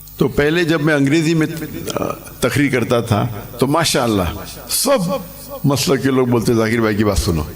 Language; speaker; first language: Urdu; non-native, local second language; English